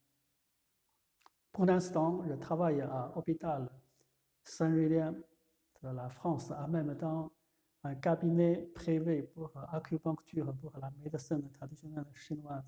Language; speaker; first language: French; non-native, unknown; Chinese